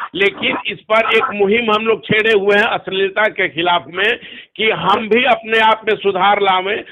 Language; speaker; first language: Hindi; non-native, local second language; Bhojpuri